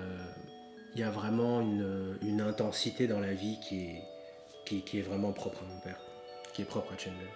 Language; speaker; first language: French; early bilingual, other home language; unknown